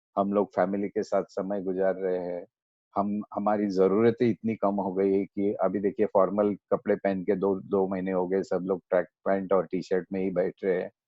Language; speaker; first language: Hindi; non-native, local second language; Marathi